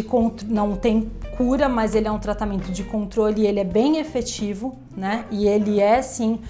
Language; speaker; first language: Portuguese; native; Portuguese